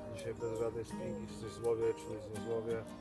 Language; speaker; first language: Polish; native; Polish